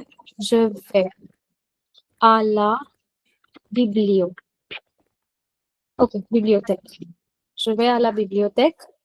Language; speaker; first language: French; non-native, fluent; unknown